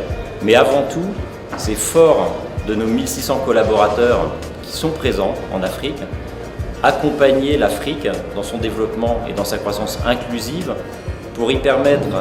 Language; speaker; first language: French; native; French